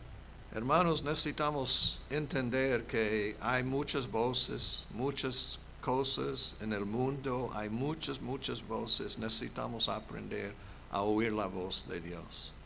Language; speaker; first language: Spanish; non-native, fluent; English